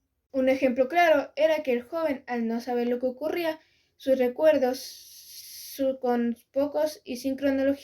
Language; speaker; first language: Spanish; native; Spanish